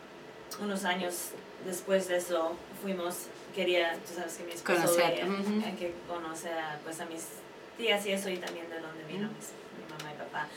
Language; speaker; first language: Spanish; early bilingual, heritage; Spanish